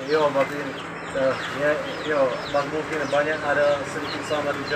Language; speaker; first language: Indonesian; non-native, learner; French